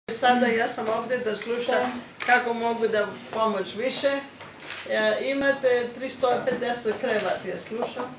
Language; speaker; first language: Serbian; non-native, learner; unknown